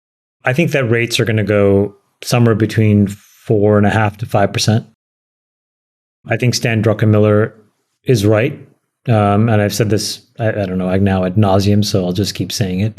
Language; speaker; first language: English; native; English